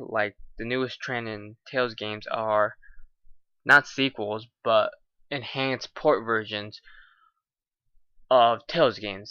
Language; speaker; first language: English; native; English